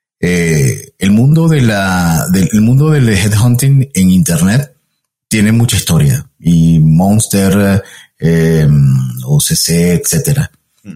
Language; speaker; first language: Spanish; native; Spanish